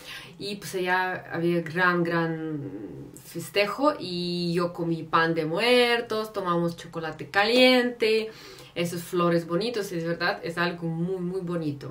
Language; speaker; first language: Spanish; non-native, fluent; Russian